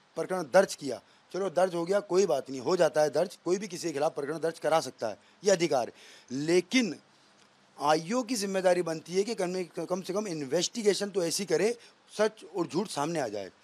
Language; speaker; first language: Hindi; native; Hindi